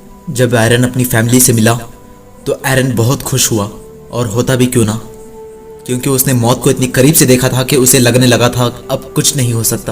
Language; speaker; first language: Hindi; native; Hindi